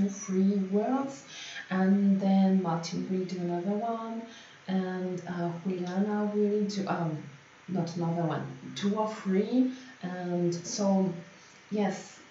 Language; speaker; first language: English; non-native, fluent; French